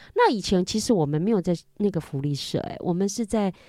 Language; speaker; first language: Chinese; non-native, local second language; Hakka Chinese